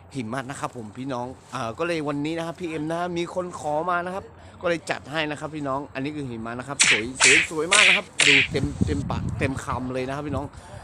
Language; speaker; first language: Thai; non-native, local second language; Akha